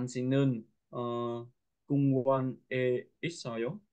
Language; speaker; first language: Korean; non-native, learner; Vietnamese